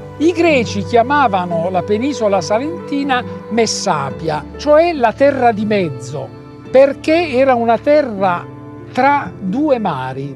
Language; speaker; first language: Italian; native; Italian